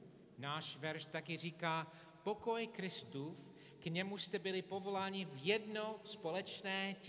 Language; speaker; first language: Czech; non-native, fluent; English